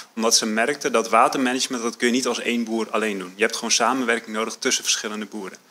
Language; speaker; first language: Dutch; native; Dutch